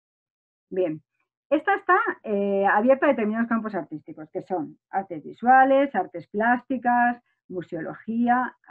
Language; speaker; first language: Spanish; native; Spanish